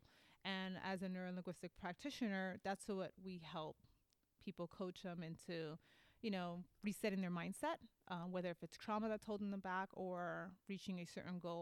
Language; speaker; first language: English; native; English